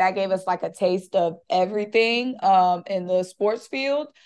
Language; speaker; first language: English; native; English